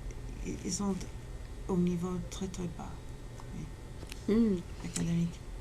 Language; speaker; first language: French; non-native, fluent; English